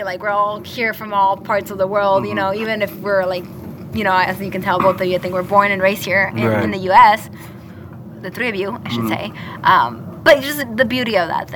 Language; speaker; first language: English; non-native, fluent; Spanish